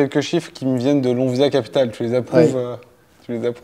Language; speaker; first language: French; native; French